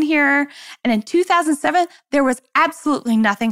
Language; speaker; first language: English; native; English